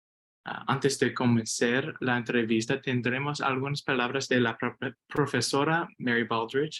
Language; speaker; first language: Spanish; non-native, learner; English